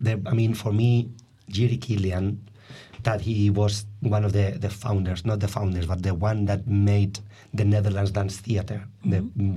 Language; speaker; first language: English; non-native, fluent; Spanish